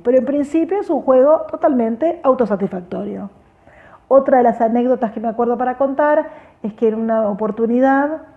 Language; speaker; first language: Spanish; native; Spanish